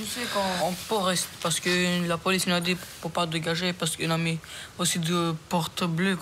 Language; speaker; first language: French; early bilingual, other home language; Romanian